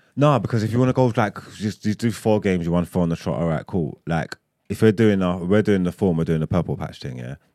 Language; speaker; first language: English; native; English